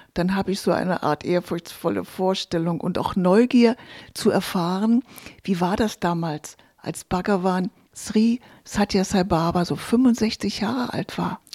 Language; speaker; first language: German; native; German